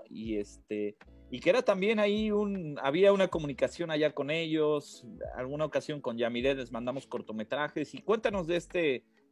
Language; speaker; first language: Spanish; native; Spanish